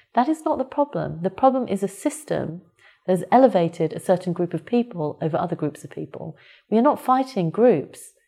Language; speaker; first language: English; native; English